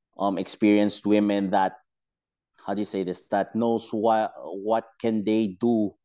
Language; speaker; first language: English; non-native, local second language; Cebuano